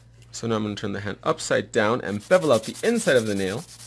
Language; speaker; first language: English; early bilingual, other home language; Spanish